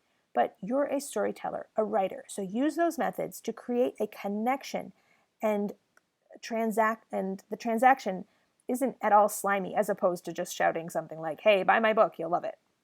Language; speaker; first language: English; native; English